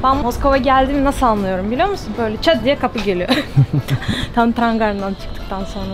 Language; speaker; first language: Turkish; non-native, fluent; Russian